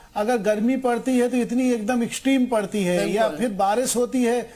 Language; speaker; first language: Hindi; native; Hindi